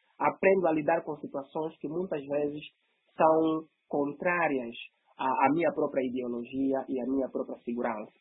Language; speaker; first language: Portuguese; native; Portuguese